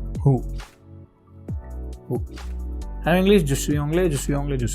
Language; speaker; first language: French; non-native, learner; Hindi